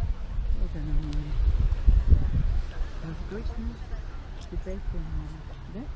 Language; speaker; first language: Russian; non-native, local second language; Estonian